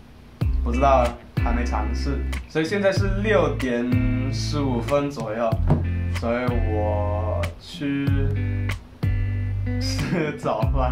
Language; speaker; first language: Chinese; non-native, fluent; English